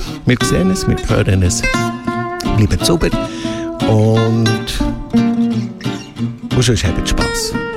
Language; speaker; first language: German; native; German